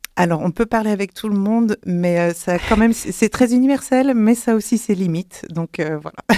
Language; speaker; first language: French; non-native, local second language; German